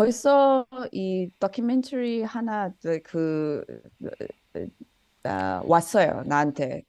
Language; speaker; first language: Korean; early bilingual, heritage; Korean